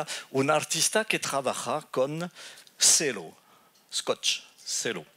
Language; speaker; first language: Spanish; non-native, fluent; French